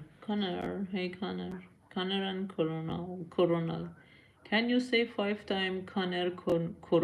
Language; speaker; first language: English; non-native, learner; Persian